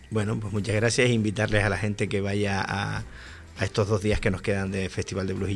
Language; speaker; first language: Spanish; native; Spanish